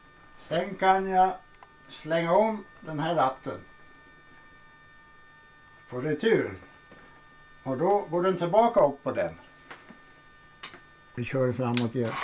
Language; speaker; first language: Swedish; native; Swedish